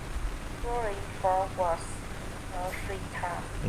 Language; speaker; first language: English; non-native, learner; Vietnamese